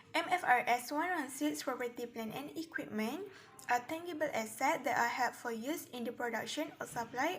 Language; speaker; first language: English; non-native, local second language; Malay